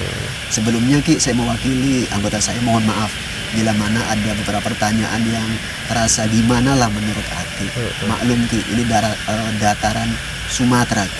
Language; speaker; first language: Indonesian; native; Indonesian